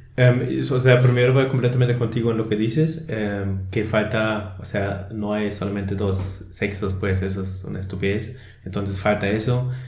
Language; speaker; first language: Spanish; non-native, fluent; German